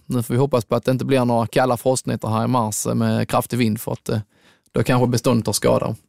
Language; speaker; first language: Swedish; native; Swedish